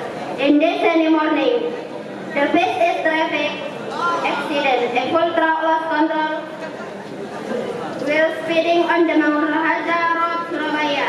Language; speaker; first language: English; non-native, learner; Indonesian